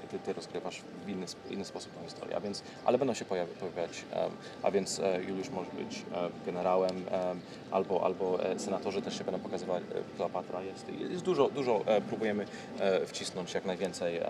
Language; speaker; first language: Polish; early bilingual, heritage; Polish